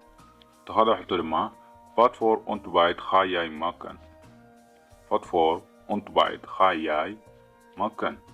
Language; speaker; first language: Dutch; non-native, fluent; Tigrinya